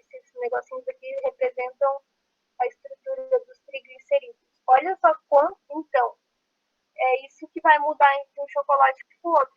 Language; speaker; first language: Portuguese; native; Portuguese